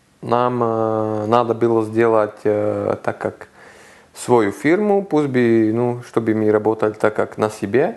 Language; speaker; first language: Russian; non-native, local second language; Lithuanian